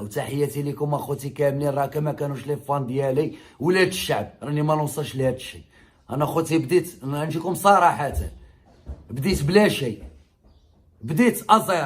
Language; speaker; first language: Arabic; native; Arabic